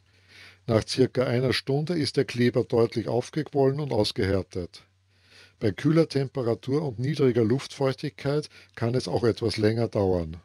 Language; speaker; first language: German; native; German